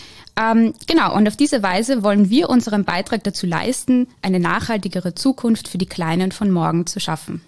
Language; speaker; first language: German; native; German